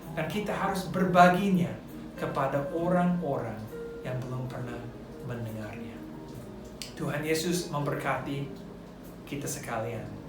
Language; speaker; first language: Indonesian; non-native, fluent; English